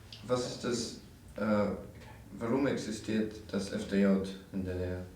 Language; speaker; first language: German; non-native, learner; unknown